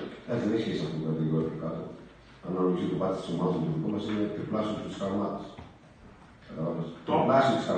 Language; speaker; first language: Greek; non-native, learner; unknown